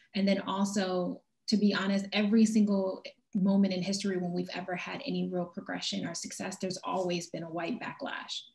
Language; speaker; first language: English; native; English